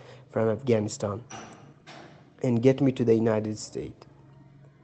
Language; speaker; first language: English; non-native, learner; Persian